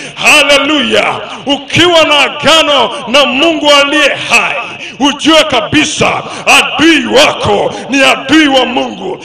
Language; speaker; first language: Swahili; native; Swahili